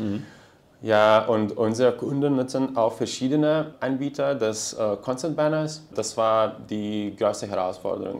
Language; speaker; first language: German; non-native, fluent; Lithuanian